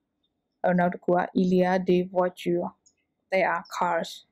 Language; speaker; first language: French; non-native, fluent; Burmese